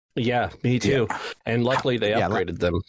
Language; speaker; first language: English; native; English